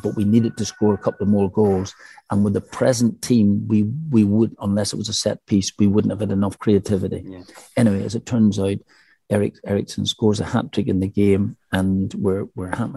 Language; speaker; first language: English; native; English